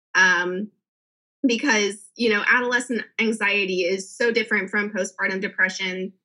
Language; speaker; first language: English; native; English